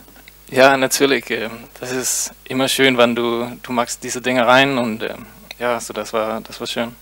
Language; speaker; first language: German; non-native, learner; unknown